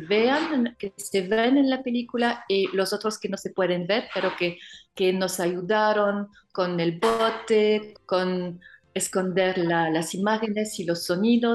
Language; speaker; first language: Spanish; non-native, fluent; French